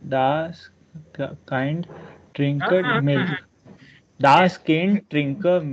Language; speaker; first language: German; non-native, learner; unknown